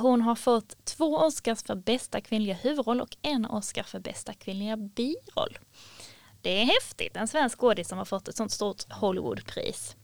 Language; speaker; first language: Swedish; native; Swedish